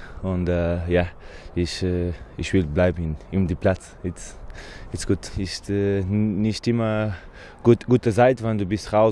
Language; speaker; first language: German; non-native, learner; Portuguese